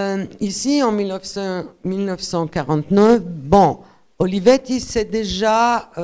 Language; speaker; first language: French; non-native, fluent; Italian